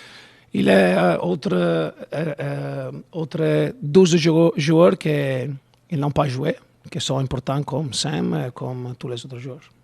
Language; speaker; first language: French; non-native, learner; Italian